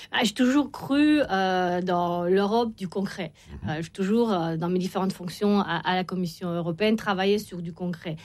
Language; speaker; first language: French; non-native, fluent; Romanian